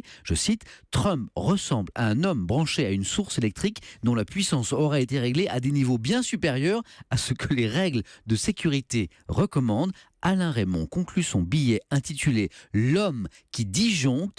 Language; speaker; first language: French; native; French